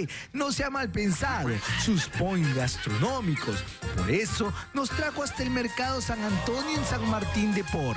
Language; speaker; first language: Spanish; native; Spanish